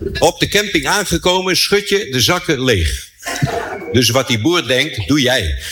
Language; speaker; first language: Dutch; native; Dutch